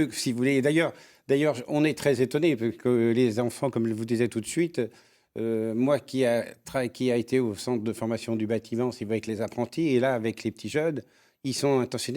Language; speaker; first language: French; native; French